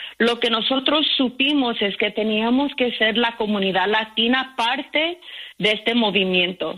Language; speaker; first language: Spanish; early bilingual, heritage; Spanish